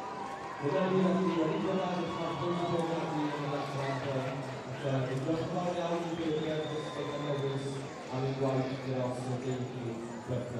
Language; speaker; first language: Welsh; native; Welsh